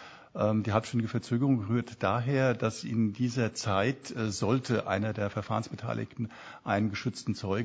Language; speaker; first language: German; native; German